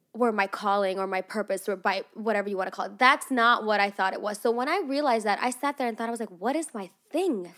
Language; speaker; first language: English; non-native, fluent; Russian